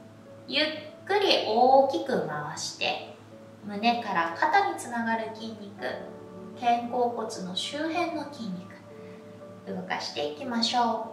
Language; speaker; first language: Japanese; native; Japanese